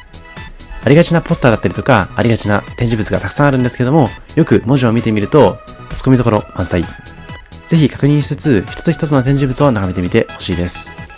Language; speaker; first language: Japanese; native; Japanese